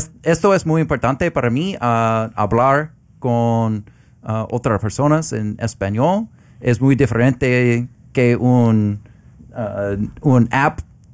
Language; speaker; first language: Spanish; non-native, learner; English